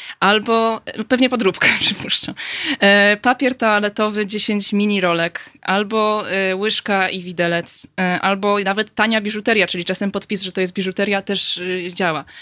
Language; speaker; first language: Polish; native; Polish